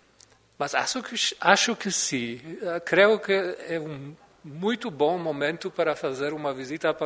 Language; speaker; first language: Portuguese; non-native, fluent; German